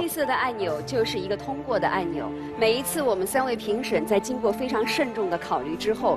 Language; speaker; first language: Chinese; native; Chinese